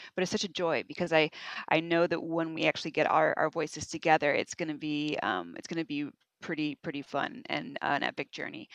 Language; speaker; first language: English; native; English